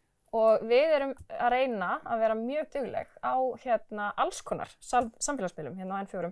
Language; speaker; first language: Icelandic; native; Icelandic